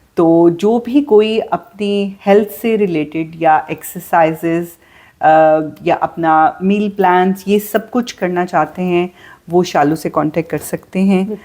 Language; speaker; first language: Urdu; native; Urdu